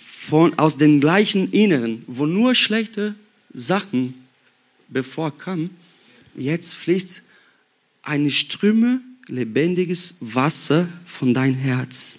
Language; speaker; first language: German; non-native, fluent; Portuguese